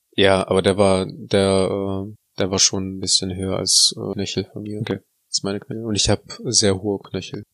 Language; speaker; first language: German; native; German